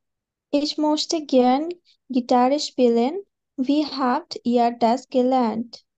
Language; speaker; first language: German; non-native, learner; Bangla